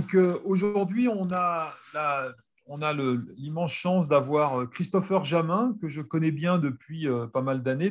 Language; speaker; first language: French; native; French